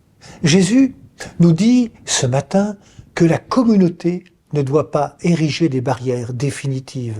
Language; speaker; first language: French; native; French